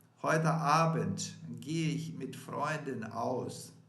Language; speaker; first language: German; non-native, fluent; Portuguese